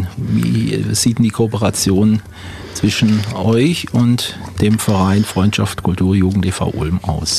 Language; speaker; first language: German; native; German